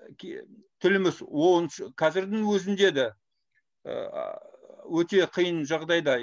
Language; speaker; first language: Kazakh; non-native, fluent; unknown